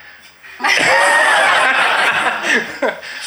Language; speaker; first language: English; native; English